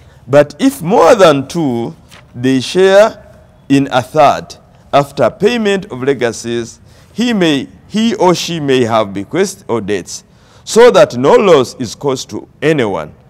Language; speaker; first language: English; non-native, local second language; Ganda